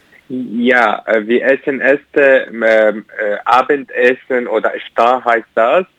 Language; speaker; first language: German; non-native, learner; Arabic